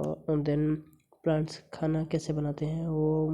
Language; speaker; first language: Hindi; native; Hindi